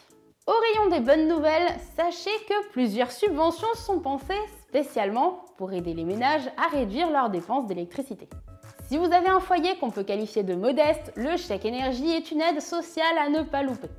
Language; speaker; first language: French; native; French